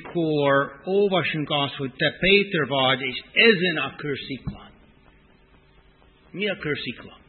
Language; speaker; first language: Hungarian; non-native, fluent; English